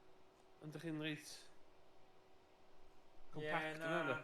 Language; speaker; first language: Welsh; native; Welsh